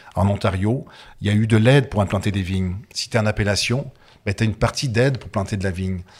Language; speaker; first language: French; native; French